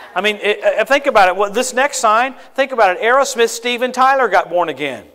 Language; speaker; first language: English; native; English